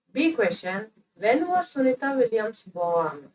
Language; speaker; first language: English; non-native, local second language; Kannada